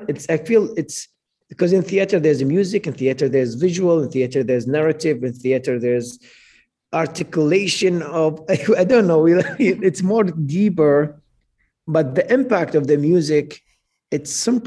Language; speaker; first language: English; non-native, fluent; Arabic